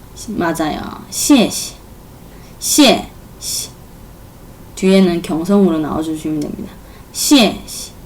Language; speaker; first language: Korean; non-native, fluent; Chinese